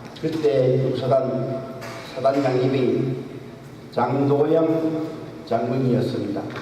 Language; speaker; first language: Korean; native; Korean